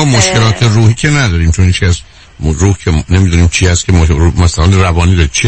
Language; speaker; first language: Persian; native; Persian